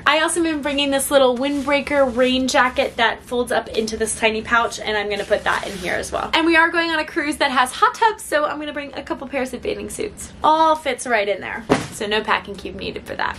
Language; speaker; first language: English; native; English